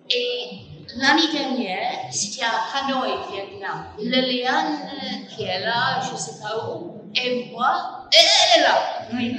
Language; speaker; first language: French; non-native, fluent; English